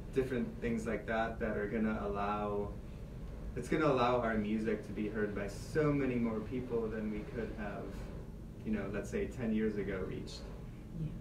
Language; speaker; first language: English; native; English